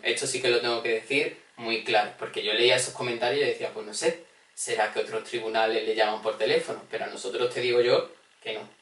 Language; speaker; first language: Spanish; native; Spanish